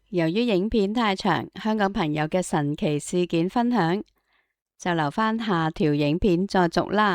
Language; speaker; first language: Cantonese; native; Cantonese